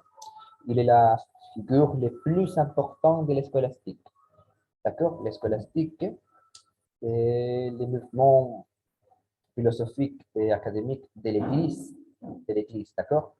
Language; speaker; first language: French; non-native, learner; Spanish